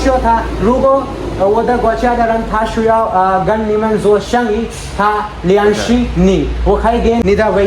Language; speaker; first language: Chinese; non-native, learner; Hindi